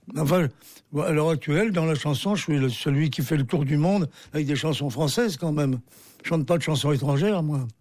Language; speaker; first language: French; early bilingual, other home language; Armenian